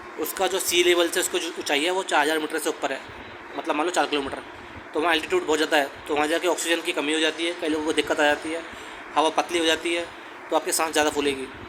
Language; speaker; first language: Hindi; native; Hindi